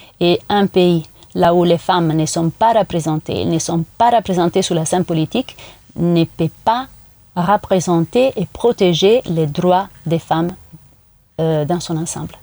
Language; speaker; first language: French; non-native, fluent; Italian